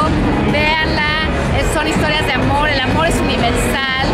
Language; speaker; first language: Spanish; native; Spanish